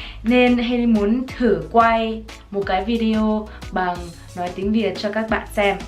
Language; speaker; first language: Vietnamese; early bilingual, heritage; Vietnamese